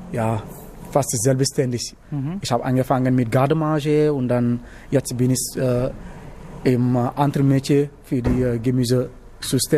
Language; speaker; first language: German; non-native, learner; Wolof